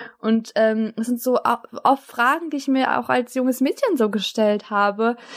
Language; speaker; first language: German; early bilingual, other home language; Turkish